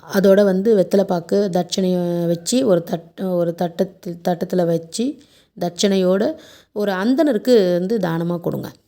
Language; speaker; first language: Tamil; non-native, local second language; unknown